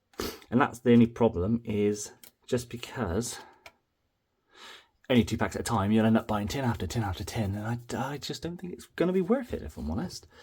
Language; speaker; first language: English; native; English